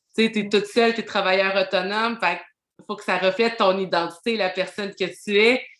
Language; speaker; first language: French; native; French